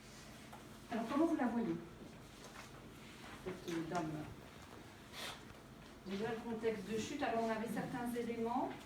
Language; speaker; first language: French; native; French